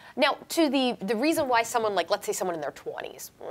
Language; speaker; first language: English; native; English